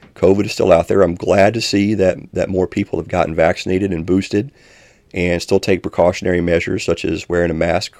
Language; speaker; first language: English; native; English